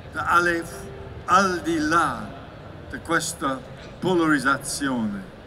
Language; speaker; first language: Italian; non-native, learner; English